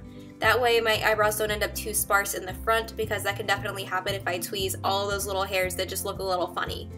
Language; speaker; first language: English; native; English